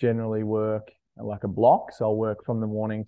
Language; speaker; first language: English; native; English